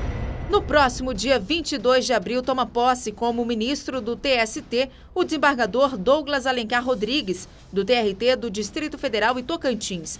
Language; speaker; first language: Portuguese; native; Portuguese